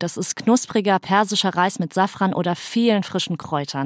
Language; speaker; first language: German; early bilingual, other home language; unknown